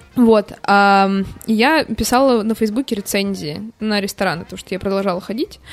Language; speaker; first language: Russian; native; Russian